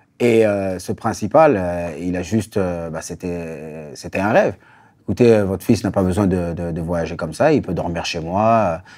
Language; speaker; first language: French; native; French